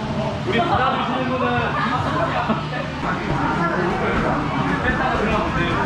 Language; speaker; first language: Korean; native; Korean